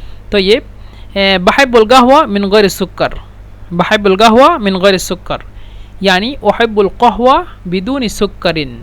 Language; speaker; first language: Arabic; non-native, fluent; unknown